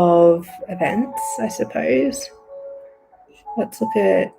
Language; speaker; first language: English; native; English